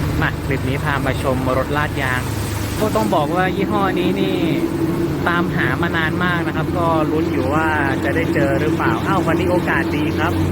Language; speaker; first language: Thai; native; Thai